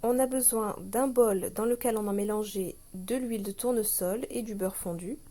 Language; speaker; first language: French; non-native, local second language; Arabic